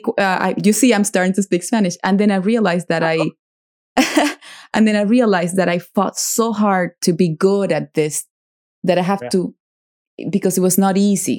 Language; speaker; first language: English; non-native, fluent; Spanish